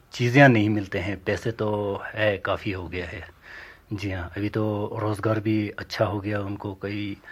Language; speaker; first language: Urdu; non-native, local second language; Ladakhi